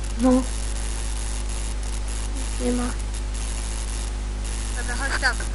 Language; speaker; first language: Polish; native; Polish